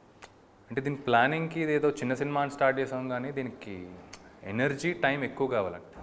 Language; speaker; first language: Telugu; native; Telugu